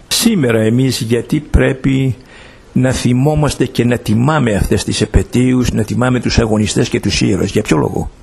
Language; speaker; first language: Greek; native; Greek